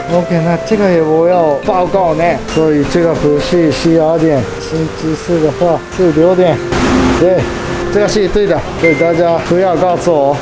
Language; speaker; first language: Chinese; non-native, fluent; Japanese